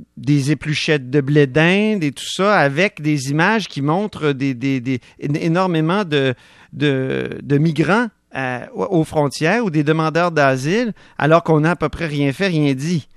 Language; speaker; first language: French; native; French